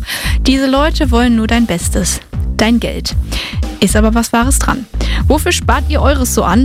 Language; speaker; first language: German; native; German